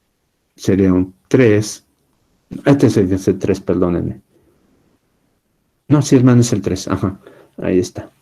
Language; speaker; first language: Spanish; native; Spanish